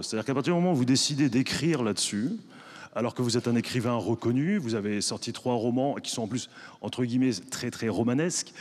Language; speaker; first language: French; native; French